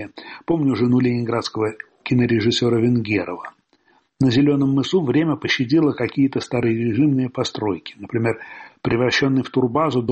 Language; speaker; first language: Russian; native; Russian